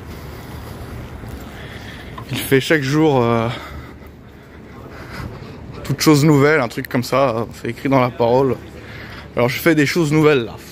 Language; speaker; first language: French; native; French